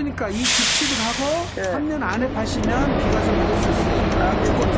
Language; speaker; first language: Korean; native; Korean